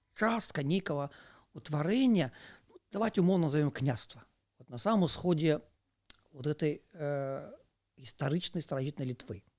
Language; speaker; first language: Belarusian; non-native, local second language; Russian